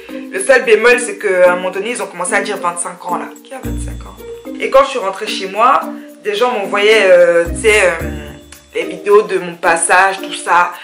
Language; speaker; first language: French; early bilingual, other home language; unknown